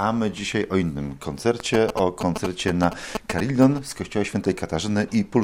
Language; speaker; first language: Polish; native; Polish